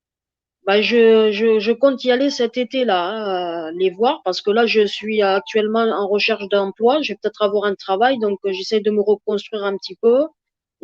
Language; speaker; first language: French; native; French